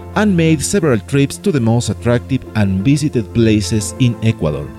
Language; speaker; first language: English; non-native, fluent; Spanish